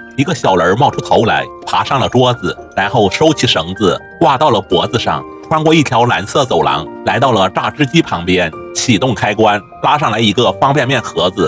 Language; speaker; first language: Chinese; native; Chinese